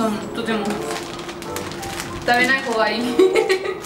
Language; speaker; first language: Japanese; non-native, learner; Spanish